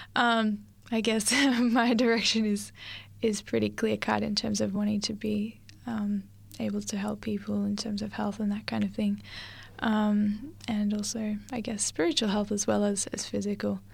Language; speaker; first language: English; native; English